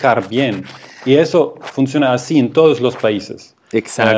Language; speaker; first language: Spanish; non-native, fluent; German